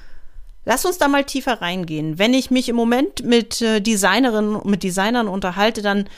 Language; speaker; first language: German; native; German